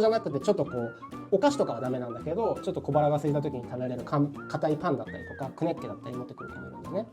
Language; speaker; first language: Japanese; native; Japanese